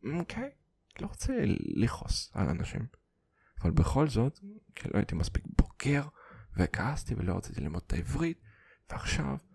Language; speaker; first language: Hebrew; non-native, fluent; Russian